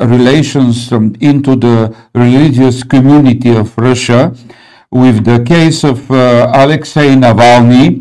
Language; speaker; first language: English; non-native, learner; Bulgarian